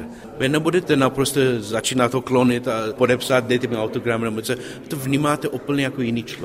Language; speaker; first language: Czech; non-native, learner; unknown